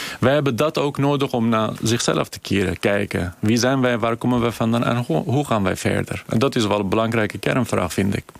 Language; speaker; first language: Dutch; non-native, fluent; Kurdish